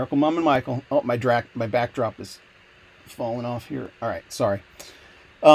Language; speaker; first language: English; native; English